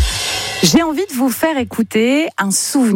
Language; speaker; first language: French; native; French